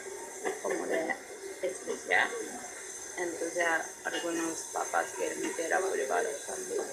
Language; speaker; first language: Spanish; non-native, learner; Japanese